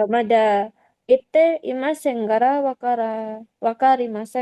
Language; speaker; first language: Japanese; non-native, learner; Indonesian